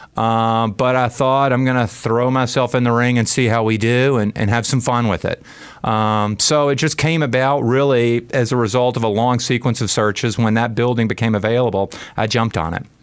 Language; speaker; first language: English; native; English